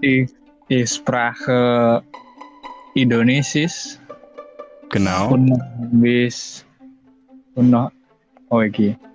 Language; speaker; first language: German; non-native, learner; Indonesian